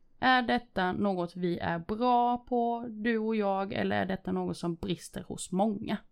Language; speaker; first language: Swedish; early bilingual, other home language; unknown